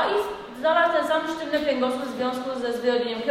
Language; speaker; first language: Polish; native; Polish